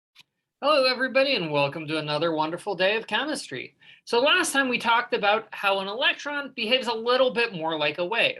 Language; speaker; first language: English; native; English